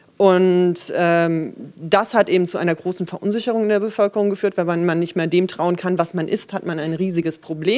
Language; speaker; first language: German; native; German